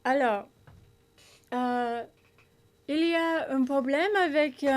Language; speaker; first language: French; non-native, learner; English